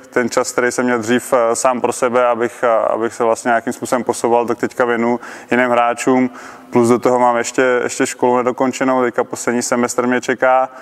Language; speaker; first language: Czech; native; Czech